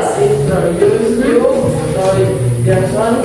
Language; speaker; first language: English; non-native, learner; Indonesian